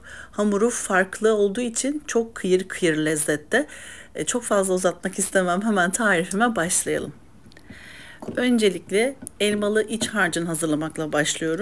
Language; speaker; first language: Turkish; native; Turkish